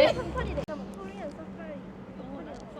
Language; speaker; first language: Korean; native; Korean